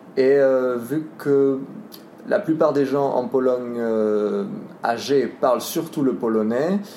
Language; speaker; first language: French; native; French